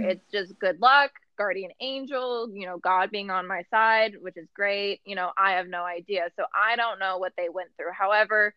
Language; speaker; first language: English; native; English